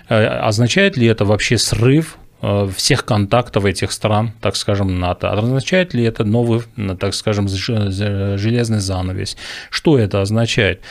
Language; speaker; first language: Russian; non-native, local second language; Armenian